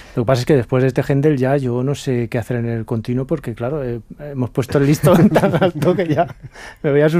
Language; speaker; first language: Spanish; native; Spanish